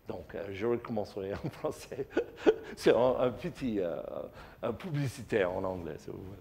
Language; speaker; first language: French; non-native, learner; English